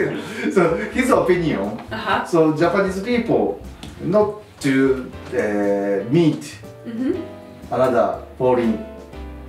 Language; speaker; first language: English; non-native, learner; Japanese